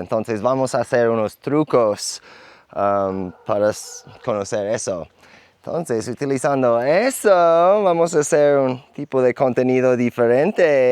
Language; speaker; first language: Spanish; non-native, learner; English